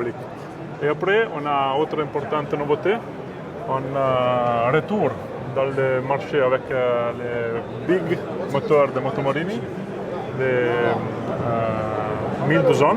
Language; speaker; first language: French; non-native, fluent; Italian